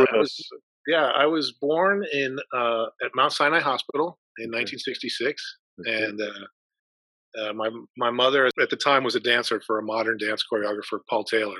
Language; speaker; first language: English; native; English